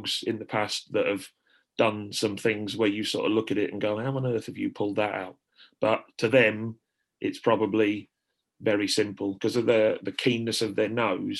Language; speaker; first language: English; native; English